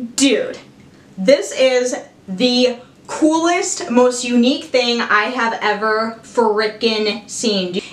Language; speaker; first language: English; native; English